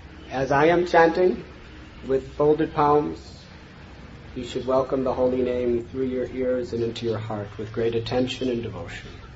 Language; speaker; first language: English; native; English